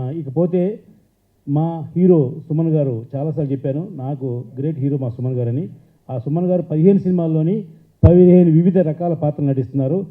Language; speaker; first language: Telugu; native; Telugu